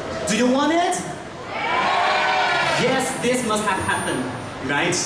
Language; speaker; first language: English; non-native, fluent; Thai